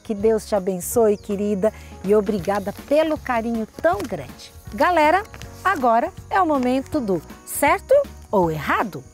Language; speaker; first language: Portuguese; native; Portuguese